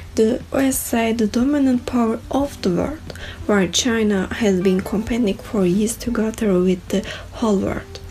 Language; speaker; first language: English; non-native, learner; Turkish